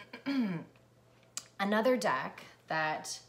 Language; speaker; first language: English; native; English